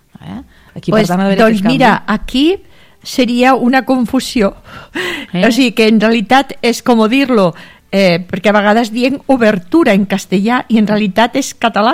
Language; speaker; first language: Catalan; native; Catalan